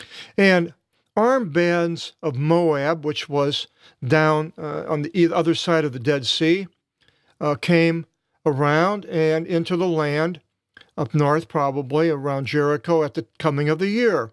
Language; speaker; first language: English; native; English